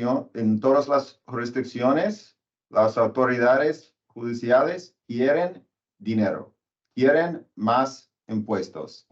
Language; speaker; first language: Spanish; non-native, learner; English